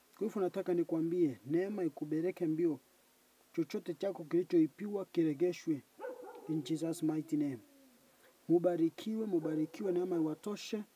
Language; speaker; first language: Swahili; non-native, local second language; Gusii